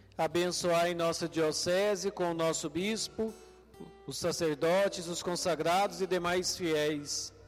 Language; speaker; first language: Portuguese; native; Portuguese